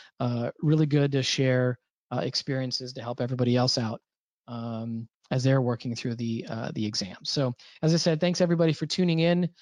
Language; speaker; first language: English; native; English